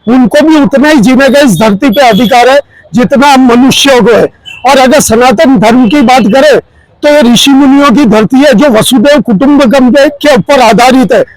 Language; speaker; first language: Hindi; non-native, local second language; Gujarati